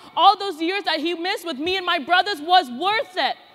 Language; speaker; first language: English; native; English